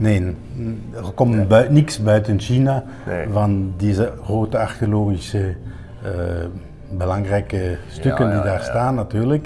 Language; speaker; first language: Dutch; non-native, local second language; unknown